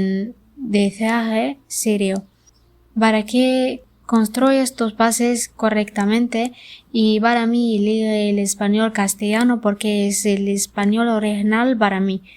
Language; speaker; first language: Spanish; non-native, learner; Arabic